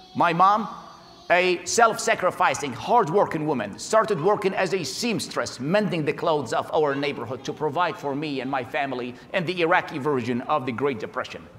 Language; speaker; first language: English; non-native, fluent; Arabic